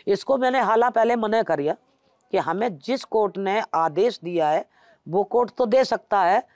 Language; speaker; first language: Hindi; native; Hindi